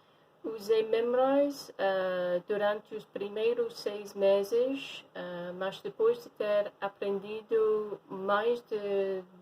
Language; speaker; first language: Portuguese; non-native, fluent; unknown